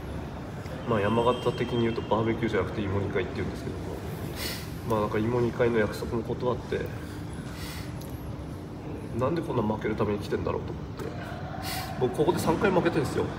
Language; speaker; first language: Japanese; native; Japanese